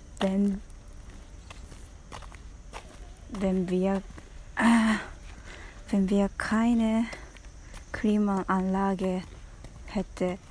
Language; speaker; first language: German; non-native, learner; Japanese